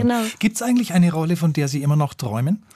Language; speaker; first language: German; native; German